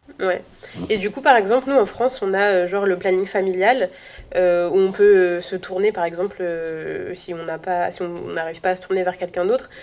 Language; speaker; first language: French; native; French